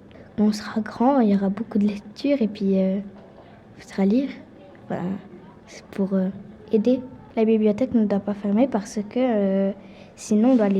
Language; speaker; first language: French; native; French